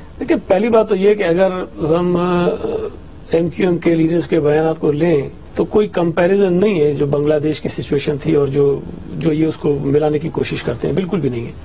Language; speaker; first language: Urdu; native; Urdu